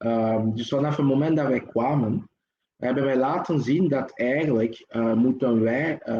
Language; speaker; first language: Dutch; non-native, local second language; French